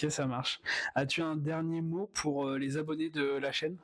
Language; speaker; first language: French; native; French